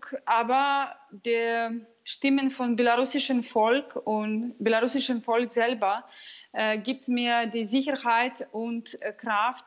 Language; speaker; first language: German; non-native, fluent; Russian